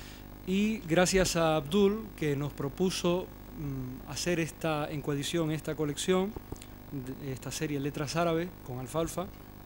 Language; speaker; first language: Spanish; native; Spanish